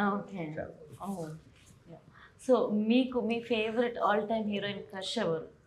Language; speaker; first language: Telugu; native; Telugu